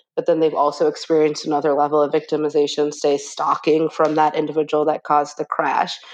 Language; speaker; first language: English; native; English